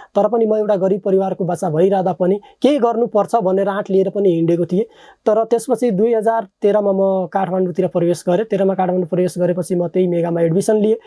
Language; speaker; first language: Nepali; non-native, local second language; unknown